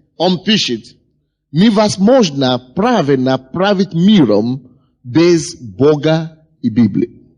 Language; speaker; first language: Russian; non-native, fluent; Yoruba